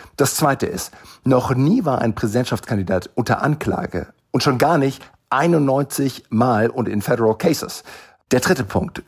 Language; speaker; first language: German; native; German